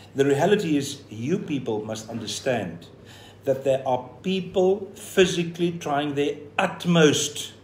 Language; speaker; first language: English; non-native, local second language; Afrikaans